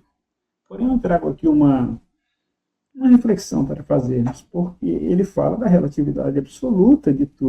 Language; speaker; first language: Portuguese; native; Portuguese